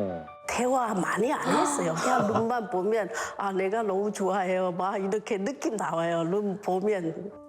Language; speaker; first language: Korean; non-native, learner; Chinese